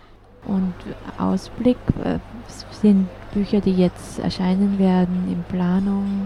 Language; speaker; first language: German; native; German